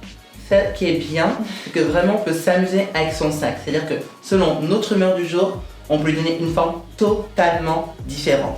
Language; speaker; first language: French; native; French